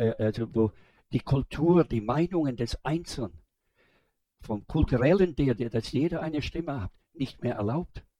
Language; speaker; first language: German; non-native, fluent; English